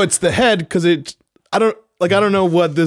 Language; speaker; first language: English; native; English